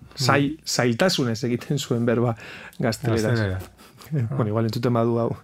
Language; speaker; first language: Basque; non-native, local second language; Spanish